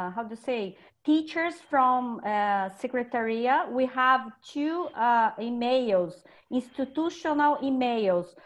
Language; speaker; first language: English; non-native, fluent; Portuguese